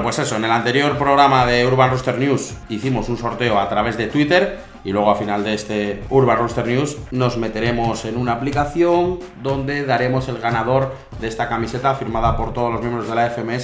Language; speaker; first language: Spanish; native; Spanish